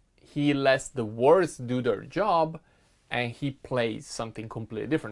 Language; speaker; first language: English; non-native, fluent; Italian